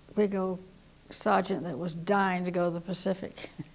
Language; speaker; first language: English; native; English